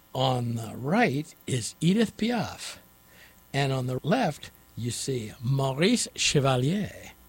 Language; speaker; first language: English; native; English